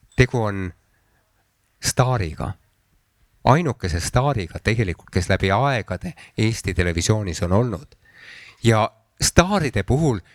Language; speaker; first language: Estonian; native; Estonian